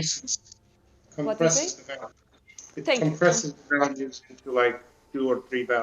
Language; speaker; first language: English; non-native, fluent; Romanian